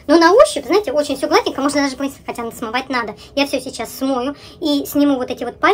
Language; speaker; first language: Russian; native; Russian